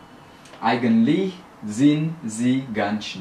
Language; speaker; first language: German; non-native, fluent; Indonesian